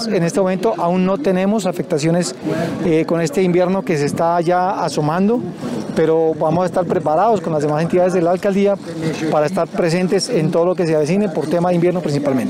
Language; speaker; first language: Spanish; native; Spanish